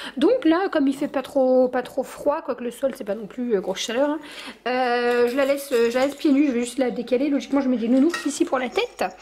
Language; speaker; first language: French; native; French